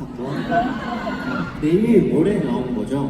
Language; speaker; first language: Korean; non-native, fluent; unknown